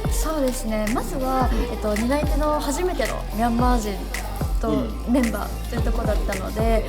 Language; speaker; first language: Japanese; non-native, fluent; Burmese